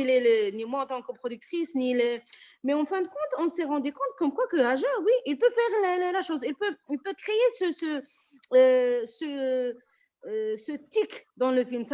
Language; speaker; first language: French; non-native, local second language; Arabic